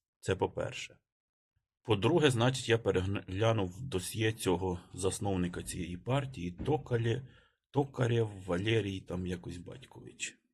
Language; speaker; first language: Ukrainian; native; Ukrainian